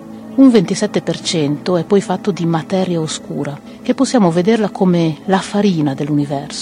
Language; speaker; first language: Italian; native; Italian